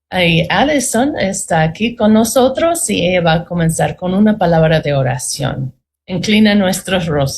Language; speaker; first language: Spanish; non-native, fluent; English